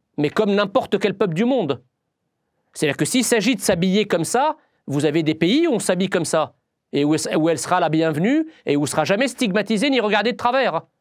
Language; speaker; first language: French; early bilingual, other home language; Arabic